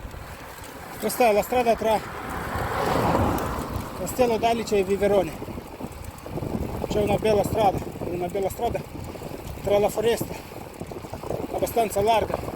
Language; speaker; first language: Italian; non-native, fluent; Romanian